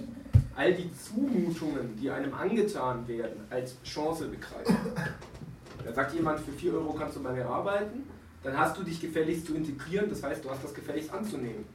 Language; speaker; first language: German; native; German